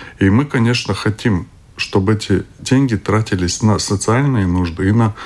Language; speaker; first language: Russian; non-native, local second language; Latvian